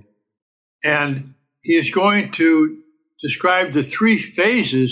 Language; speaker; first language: English; native; English